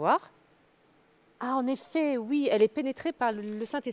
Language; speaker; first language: French; native; French